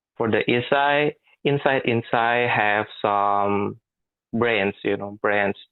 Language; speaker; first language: English; non-native, learner; Indonesian